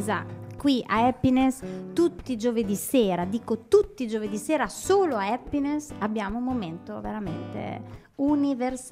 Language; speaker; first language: Italian; native; Italian